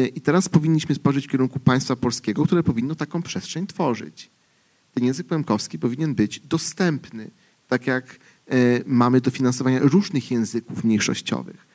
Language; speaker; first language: Polish; native; Polish